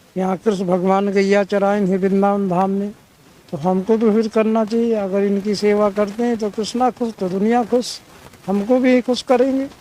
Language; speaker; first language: Hindi; native; Hindi